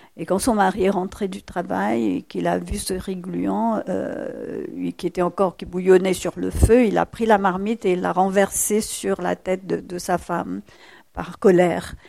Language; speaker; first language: French; native; French